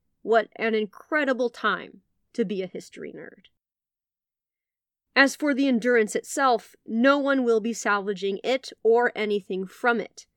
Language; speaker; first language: English; native; English